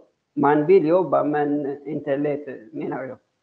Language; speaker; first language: Swedish; non-native, learner; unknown